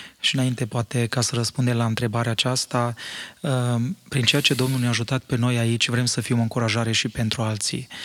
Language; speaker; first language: Romanian; native; Romanian